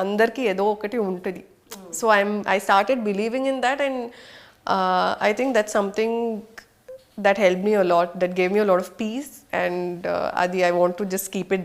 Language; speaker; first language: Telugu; non-native, fluent; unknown